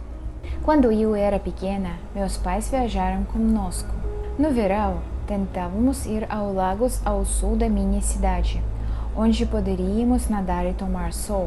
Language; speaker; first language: Portuguese; non-native, fluent; Russian